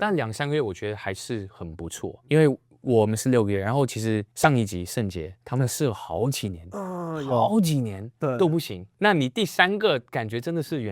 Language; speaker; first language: Chinese; native; Chinese